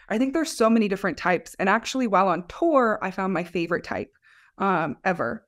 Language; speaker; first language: English; native; English